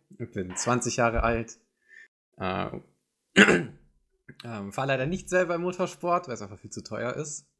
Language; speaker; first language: German; native; German